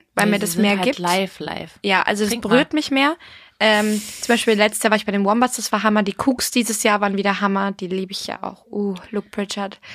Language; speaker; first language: German; non-native, fluent; English